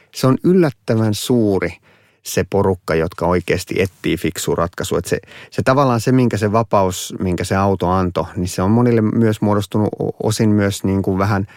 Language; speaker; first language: Finnish; native; Finnish